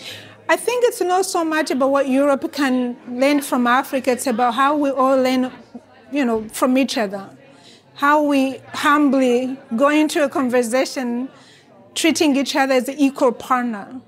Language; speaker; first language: English; non-native, fluent; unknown